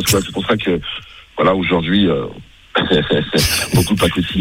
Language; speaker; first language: French; native; French